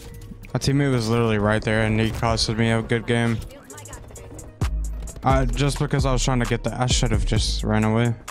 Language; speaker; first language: English; native; English